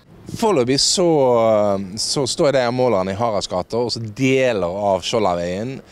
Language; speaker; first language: Norwegian; native; Norwegian